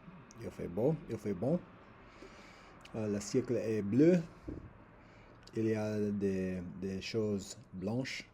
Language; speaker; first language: French; non-native, learner; English